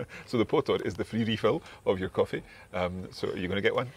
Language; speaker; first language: English; native; English